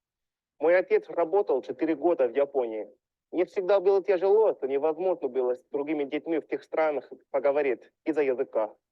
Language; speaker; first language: Russian; non-native, fluent; English